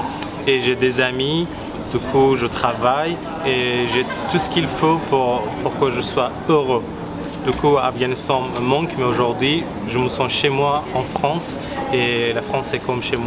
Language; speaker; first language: French; non-native, fluent; Persian